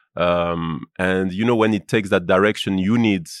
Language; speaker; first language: English; non-native, fluent; French